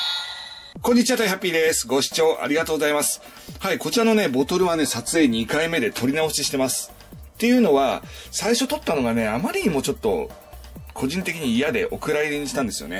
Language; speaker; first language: Japanese; native; Japanese